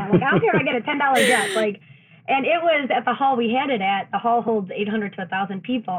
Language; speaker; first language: English; native; English